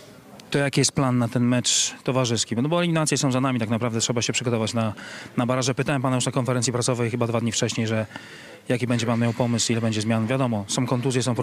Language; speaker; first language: Polish; native; Polish